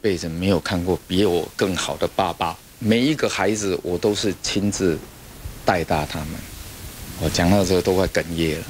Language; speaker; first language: Chinese; native; Chinese